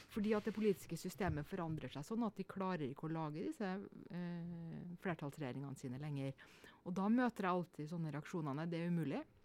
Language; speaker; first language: Norwegian; native; Norwegian